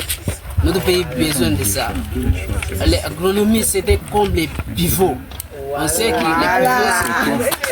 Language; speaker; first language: French; non-native, learner; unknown